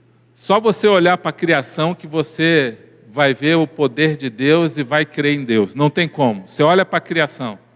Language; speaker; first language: Portuguese; native; Portuguese